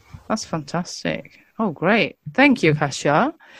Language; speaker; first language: English; non-native, fluent; Japanese